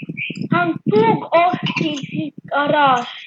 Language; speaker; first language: Swedish; early bilingual, other home language; French